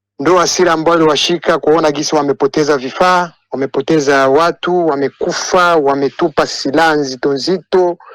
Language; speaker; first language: Swahili; non-native, local second language; Kinyarwanda